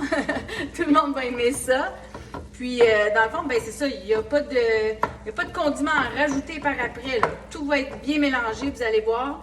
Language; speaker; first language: French; native; French